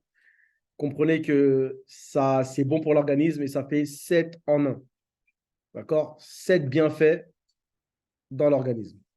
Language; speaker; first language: French; native; French